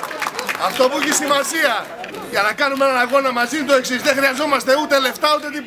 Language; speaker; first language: Greek; native; Greek